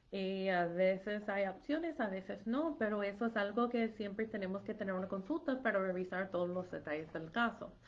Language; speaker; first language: Spanish; non-native, fluent; English